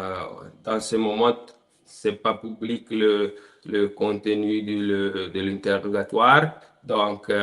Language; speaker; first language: French; non-native, learner; Italian